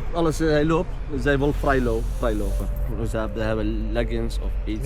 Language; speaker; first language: Dutch; non-native, learner; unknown